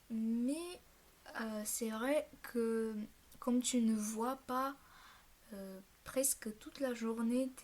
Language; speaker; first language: French; non-native, fluent; Bulgarian